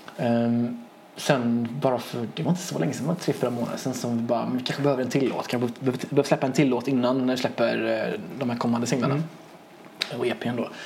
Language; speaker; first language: Swedish; early bilingual, other home language; Persian